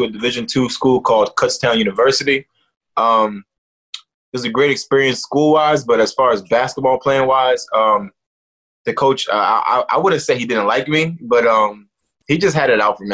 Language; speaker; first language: English; native; English